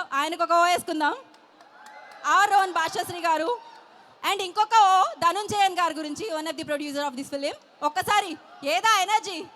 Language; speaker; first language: Telugu; native; Telugu